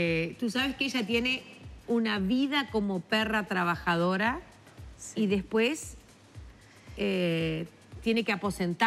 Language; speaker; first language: Spanish; native; Spanish